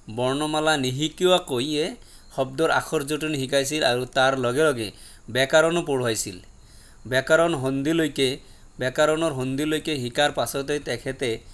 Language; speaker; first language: Assamese; non-native, local second language; Bangla